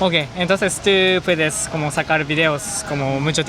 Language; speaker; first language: Spanish; non-native, learner; Japanese